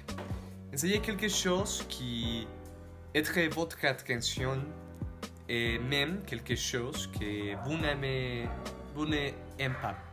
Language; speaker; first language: French; non-native, learner; Spanish